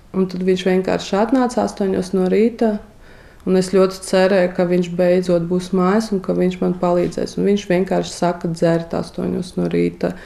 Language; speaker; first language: Latvian; non-native, local second language; Russian